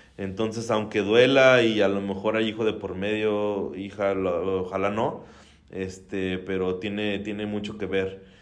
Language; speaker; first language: Spanish; native; Spanish